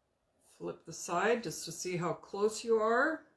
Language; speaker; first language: English; native; English